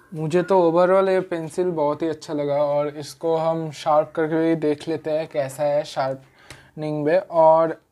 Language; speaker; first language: Hindi; non-native, local second language; Bangla